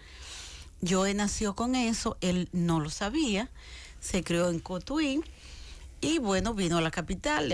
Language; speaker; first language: Spanish; native; Spanish